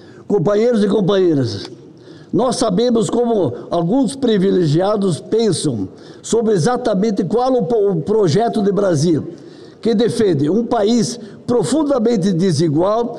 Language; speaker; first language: Portuguese; native; Portuguese